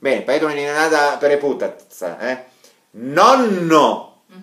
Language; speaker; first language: Russian; non-native, fluent; Italian